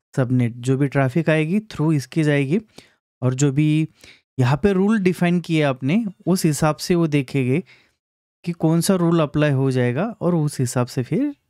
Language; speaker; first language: Hindi; non-native, local second language; Marathi